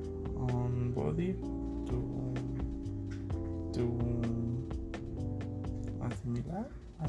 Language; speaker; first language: English; non-native, learner; Spanish